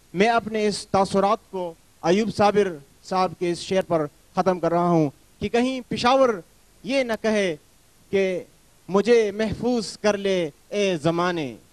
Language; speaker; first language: Urdu; non-native, local second language; Pashto